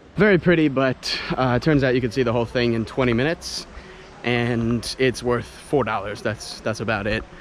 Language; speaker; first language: English; native; English